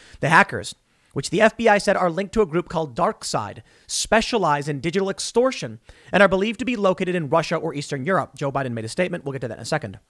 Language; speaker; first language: English; native; English